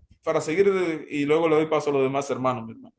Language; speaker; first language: Spanish; native; Spanish